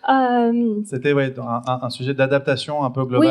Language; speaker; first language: French; native; French